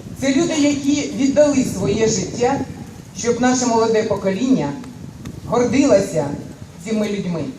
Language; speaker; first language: Ukrainian; native; Ukrainian